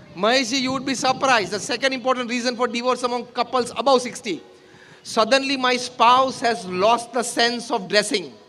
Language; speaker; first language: English; non-native, local second language; Gujarati